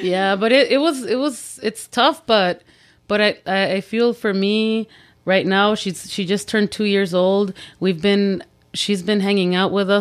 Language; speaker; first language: English; early bilingual, other home language; Spanish